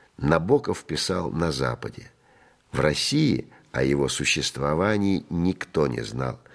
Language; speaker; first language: Russian; native; Russian